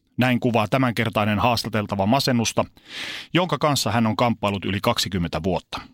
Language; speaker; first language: Finnish; native; Finnish